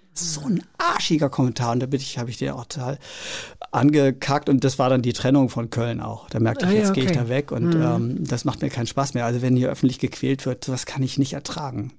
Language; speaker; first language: German; native; German